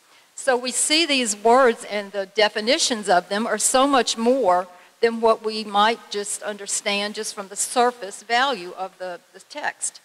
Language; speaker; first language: English; native; English